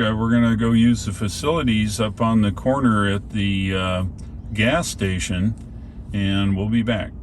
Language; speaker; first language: English; native; English